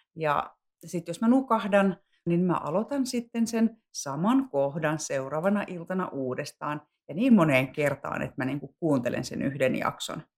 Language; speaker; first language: Finnish; native; Finnish